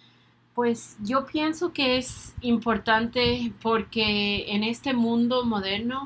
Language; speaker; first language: Spanish; early bilingual, other home language; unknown